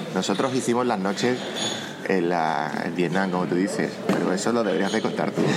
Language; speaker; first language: Spanish; native; Spanish